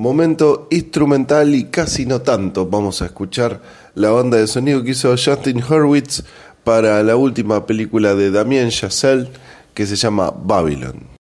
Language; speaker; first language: Spanish; native; Spanish